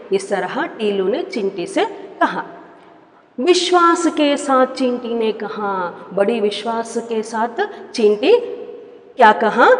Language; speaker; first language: Hindi; non-native, local second language; Kannada